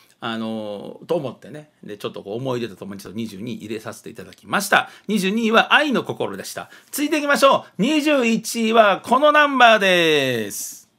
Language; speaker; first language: Japanese; native; Japanese